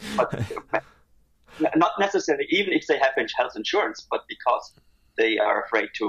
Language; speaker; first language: English; non-native, fluent; German